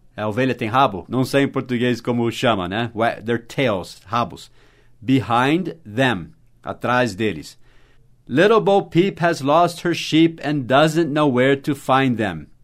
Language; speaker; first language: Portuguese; non-native, fluent; English